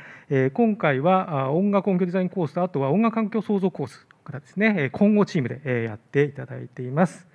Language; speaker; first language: Japanese; native; Japanese